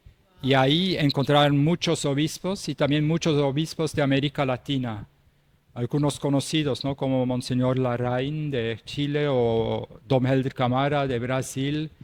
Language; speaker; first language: Spanish; non-native, fluent; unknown